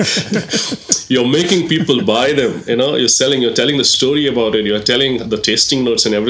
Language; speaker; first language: English; non-native, local second language; Konkani